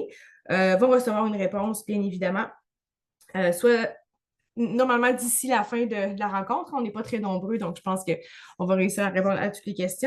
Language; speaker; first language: French; native; French